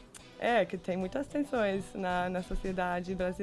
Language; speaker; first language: Portuguese; non-native, fluent; English